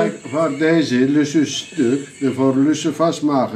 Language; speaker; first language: Dutch; non-native, learner; Turkish